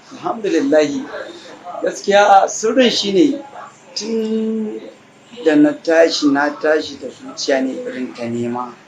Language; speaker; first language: Hausa; native; Hausa